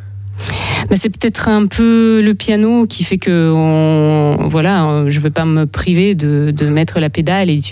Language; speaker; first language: French; non-native, fluent; Russian